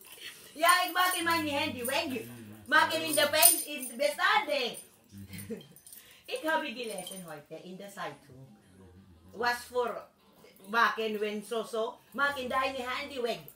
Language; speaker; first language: German; non-native, learner; Filipino